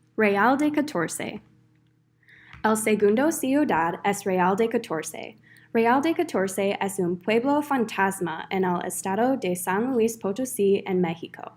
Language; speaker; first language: Spanish; non-native, learner; English